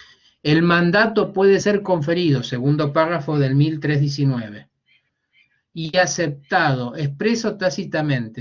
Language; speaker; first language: Spanish; native; Spanish